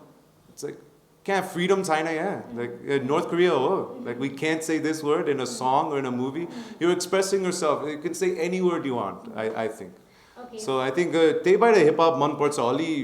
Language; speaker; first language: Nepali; non-native, learner; English